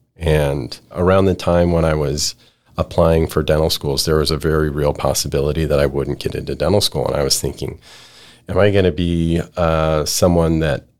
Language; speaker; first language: English; native; English